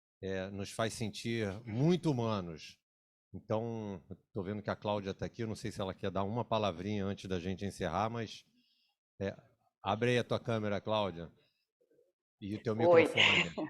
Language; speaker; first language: Portuguese; native; Portuguese